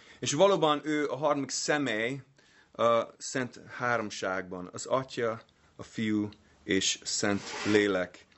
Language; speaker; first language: Hungarian; non-native, fluent; English